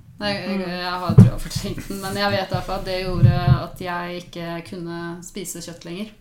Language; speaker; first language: Norwegian; native; Norwegian